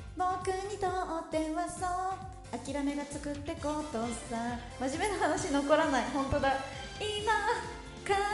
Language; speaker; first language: Japanese; native; Japanese